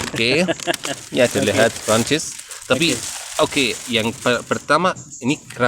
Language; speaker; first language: Indonesian; non-native, learner; Arabic